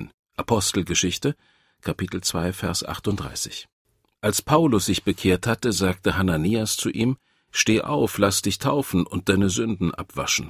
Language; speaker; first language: German; native; German